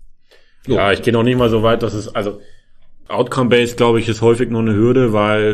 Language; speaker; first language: German; native; German